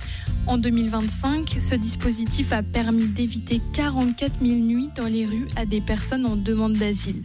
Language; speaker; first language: French; native; French